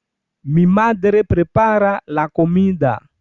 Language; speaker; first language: Spanish; non-native, fluent; Haitian Creole